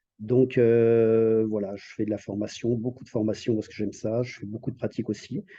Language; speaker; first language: French; native; French